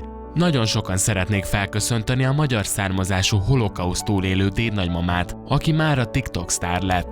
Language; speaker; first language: Hungarian; native; Hungarian